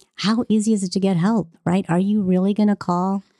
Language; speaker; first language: English; early bilingual, other home language; Hindi